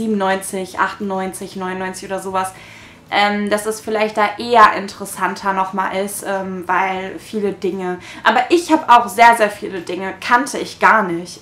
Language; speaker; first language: German; native; German